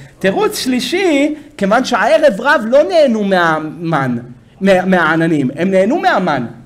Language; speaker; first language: Hebrew; native; Hebrew